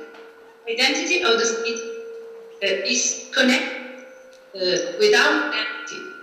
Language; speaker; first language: English; non-native, learner; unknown